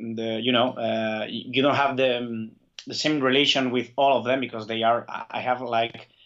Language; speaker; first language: English; early bilingual, other home language; Basque